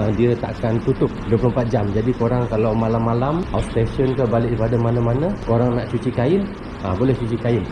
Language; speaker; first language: Malay; native; Malay